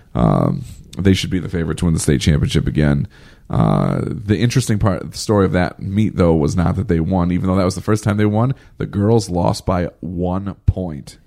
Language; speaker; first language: English; native; English